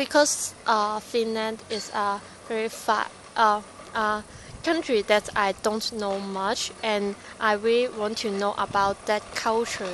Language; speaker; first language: English; non-native, learner; Cantonese